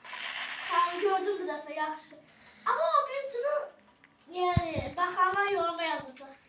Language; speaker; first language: Turkish; non-native, learner; Azerbaijani